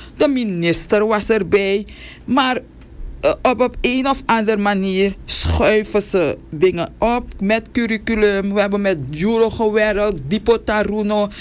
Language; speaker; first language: Dutch; native; Dutch